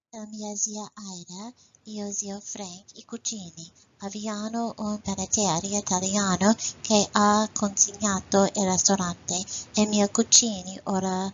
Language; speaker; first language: Italian; non-native, learner; English